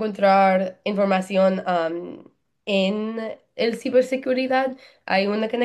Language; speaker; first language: Spanish; non-native, learner; English